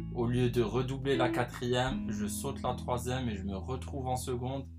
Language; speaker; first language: French; non-native, local second language; Arabic